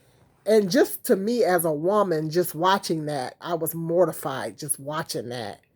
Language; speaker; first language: English; native; English